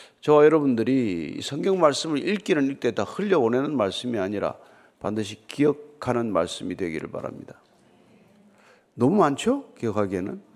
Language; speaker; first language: Korean; native; Korean